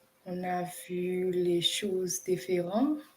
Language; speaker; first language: French; non-native, learner; English